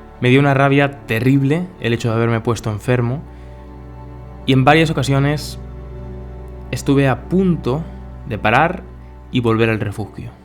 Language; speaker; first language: Spanish; native; Spanish